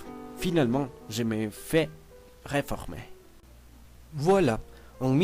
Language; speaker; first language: French; non-native, learner; Spanish